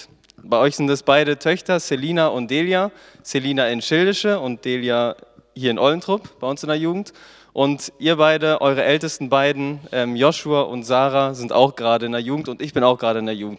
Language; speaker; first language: German; native; German